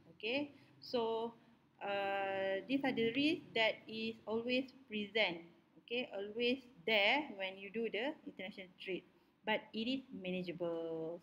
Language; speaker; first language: English; non-native, local second language; Malay